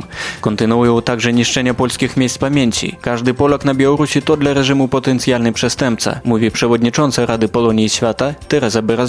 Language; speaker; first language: Polish; native; Polish